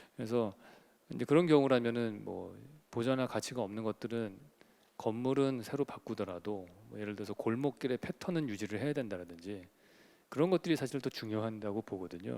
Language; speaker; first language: Korean; native; Korean